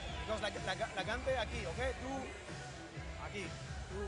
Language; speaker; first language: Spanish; non-native, learner; French